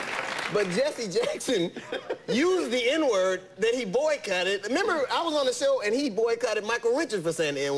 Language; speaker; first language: English; native; English